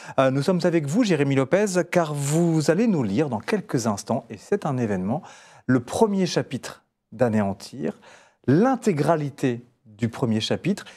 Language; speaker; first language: French; native; French